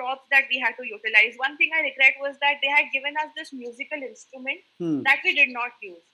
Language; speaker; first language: English; non-native, local second language; Hindi